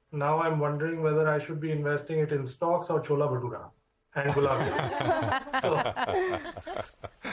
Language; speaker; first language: English; non-native, local second language; Hindi